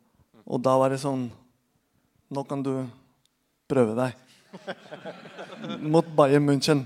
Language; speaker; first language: Norwegian; non-native, fluent; Spanish